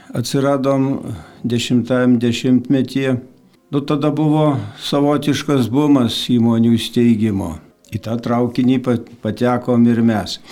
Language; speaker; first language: Lithuanian; native; Lithuanian